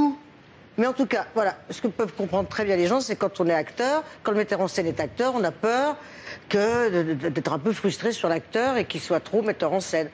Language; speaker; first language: French; native; French